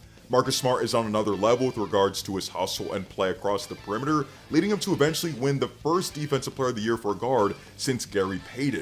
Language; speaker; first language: English; native; English